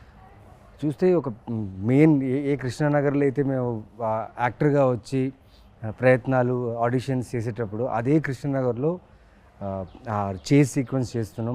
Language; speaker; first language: Telugu; native; Telugu